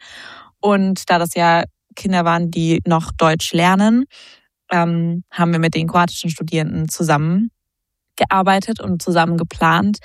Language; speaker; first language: German; native; German